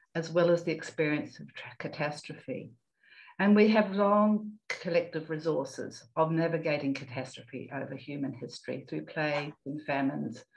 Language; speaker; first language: English; native; English